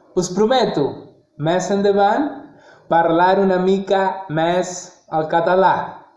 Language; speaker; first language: Catalan; non-native, local second language; Spanish